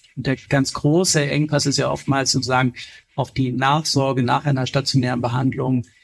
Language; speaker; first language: German; native; German